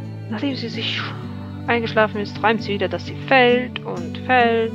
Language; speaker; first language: German; native; German